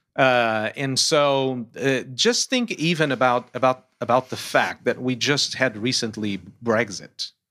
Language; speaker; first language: English; non-native, fluent; Portuguese